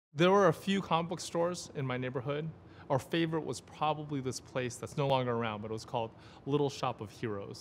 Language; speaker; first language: English; native; English